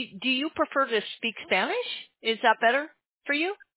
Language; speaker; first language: English; native; English